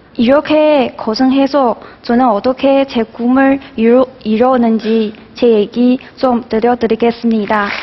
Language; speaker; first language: Korean; non-native, fluent; Chinese